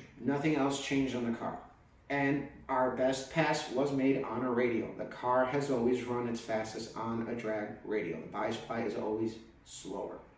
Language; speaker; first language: English; native; English